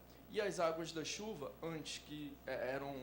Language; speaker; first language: Portuguese; native; Portuguese